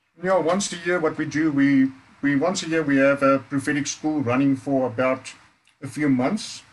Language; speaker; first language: English; non-native, local second language; Afrikaans